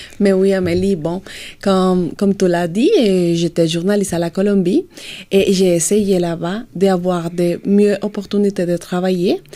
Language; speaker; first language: French; non-native, fluent; Spanish